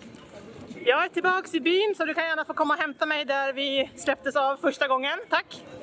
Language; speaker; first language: Swedish; native; Swedish